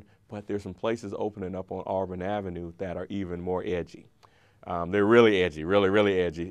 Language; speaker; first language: English; native; English